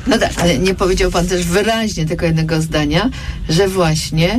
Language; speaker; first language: Polish; native; Polish